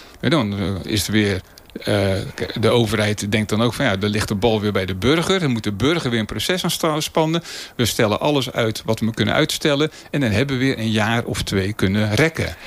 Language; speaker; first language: Dutch; native; Dutch